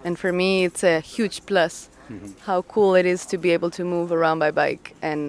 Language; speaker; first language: English; non-native, fluent; Spanish